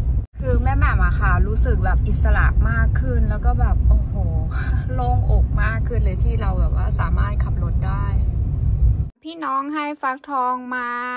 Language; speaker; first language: Thai; native; Thai